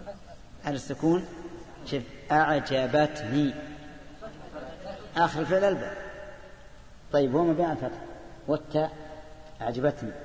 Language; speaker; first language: Arabic; native; Arabic